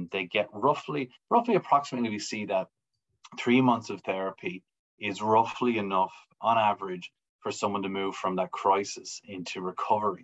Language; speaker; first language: English; native; English